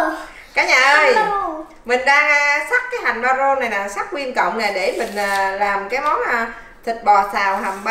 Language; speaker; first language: Vietnamese; native; Vietnamese